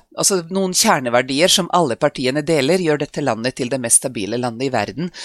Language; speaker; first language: Norwegian; non-native, fluent; Serbian